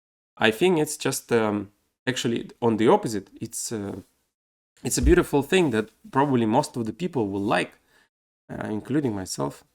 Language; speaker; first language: English; non-native, fluent; Russian